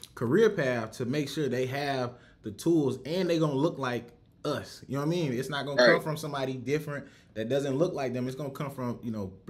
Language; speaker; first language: English; native; English